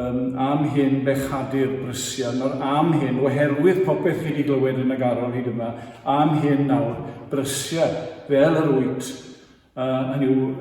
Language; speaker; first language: Welsh; native; Welsh